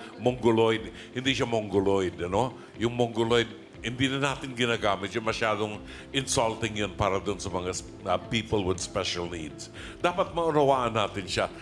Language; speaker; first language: Filipino; native; Filipino